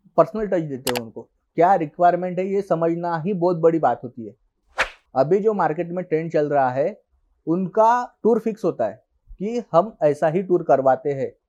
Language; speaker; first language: Hindi; non-native, local second language; Marathi